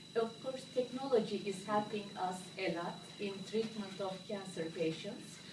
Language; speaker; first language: English; non-native, fluent; Turkish